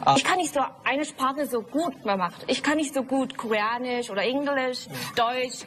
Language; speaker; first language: German; early bilingual, other home language; Korean